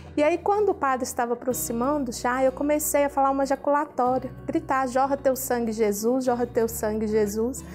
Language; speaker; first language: Portuguese; native; Portuguese